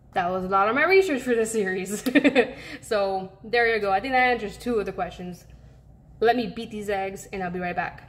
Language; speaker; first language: English; native; English